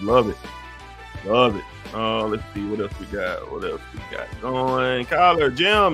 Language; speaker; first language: English; native; English